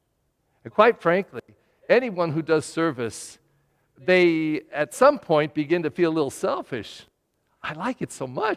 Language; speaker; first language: English; native; English